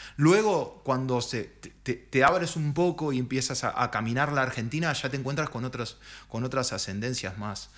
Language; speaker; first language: Spanish; native; Spanish